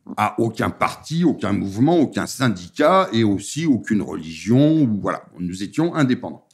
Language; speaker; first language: French; native; French